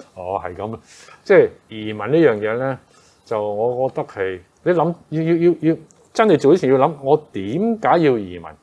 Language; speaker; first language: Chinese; non-native, local second language; Cantonese